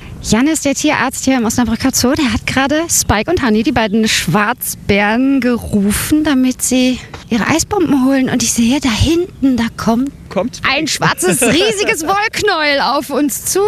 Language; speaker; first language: German; native; German